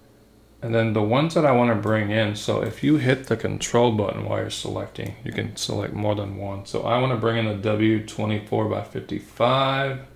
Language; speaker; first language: English; native; English